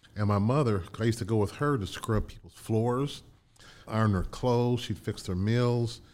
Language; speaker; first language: English; native; English